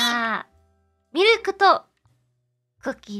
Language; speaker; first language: Japanese; non-native, learner; English